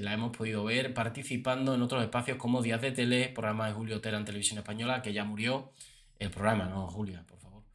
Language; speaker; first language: Spanish; native; Spanish